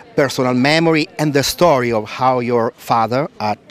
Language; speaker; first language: English; non-native, fluent; Italian